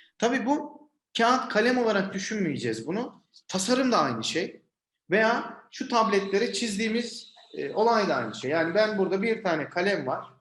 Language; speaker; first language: Turkish; native; Turkish